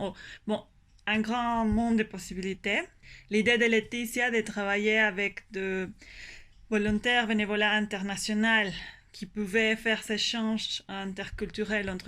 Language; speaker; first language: French; non-native, fluent; Spanish